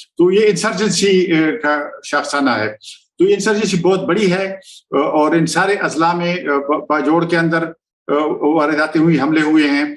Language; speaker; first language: Urdu; non-native, local second language; Pashto